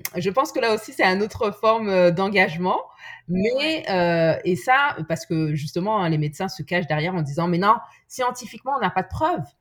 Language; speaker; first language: French; native; French